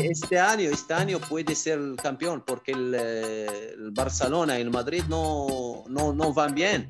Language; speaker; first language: Spanish; non-native, fluent; Arabic